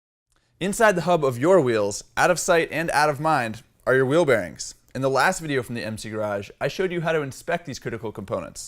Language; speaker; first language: English; native; English